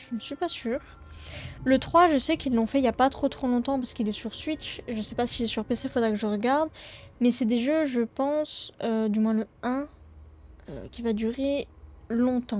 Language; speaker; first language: French; native; French